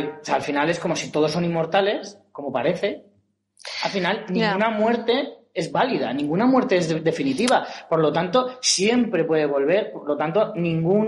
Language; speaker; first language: Spanish; native; Spanish